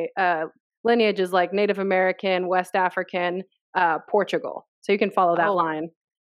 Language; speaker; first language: English; early bilingual, other home language; Spanish